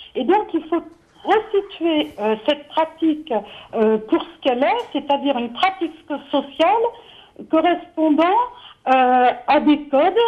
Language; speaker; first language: French; native; French